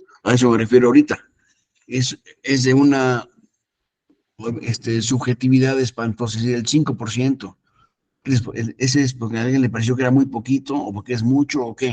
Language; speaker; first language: Spanish; native; Spanish